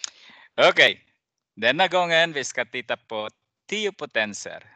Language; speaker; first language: Swedish; non-native, fluent; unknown